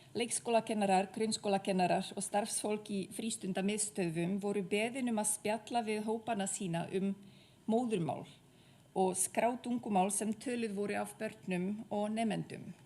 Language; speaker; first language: Icelandic; non-native, fluent; Czech